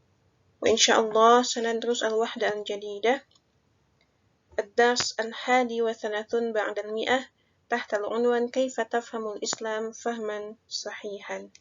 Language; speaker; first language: Arabic; non-native, fluent; Indonesian